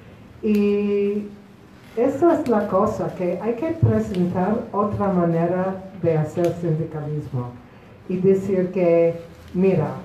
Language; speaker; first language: Spanish; non-native, fluent; Polish